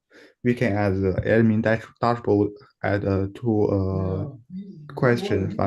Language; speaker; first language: English; non-native, learner; Chinese